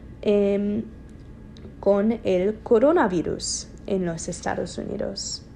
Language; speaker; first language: Spanish; non-native, learner; English